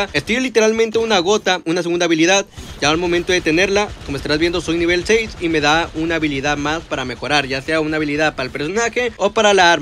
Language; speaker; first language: Spanish; native; Spanish